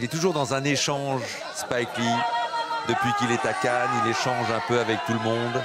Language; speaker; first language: French; native; French